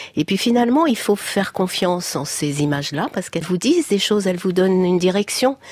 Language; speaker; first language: French; native; French